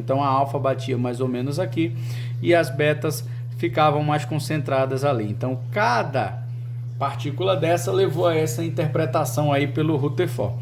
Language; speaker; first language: Portuguese; native; Portuguese